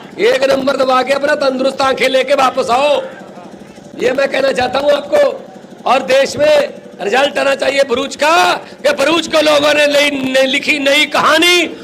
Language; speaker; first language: Hindi; non-native, local second language; Punjabi